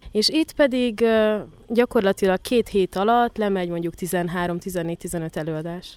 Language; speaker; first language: Hungarian; native; Hungarian